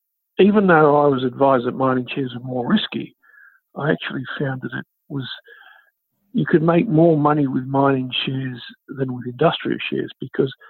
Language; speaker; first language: English; native; English